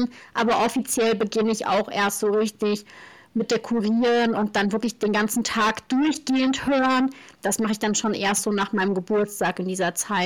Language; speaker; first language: German; native; German